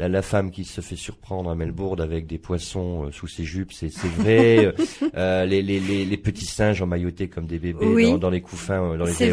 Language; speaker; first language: French; native; French